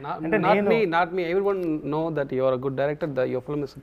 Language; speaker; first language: Telugu; non-native, local second language; Tamil